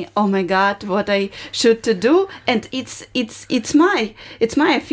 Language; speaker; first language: English; non-native, learner; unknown